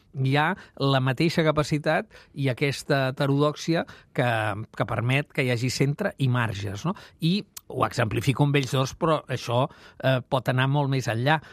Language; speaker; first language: Catalan; native; Catalan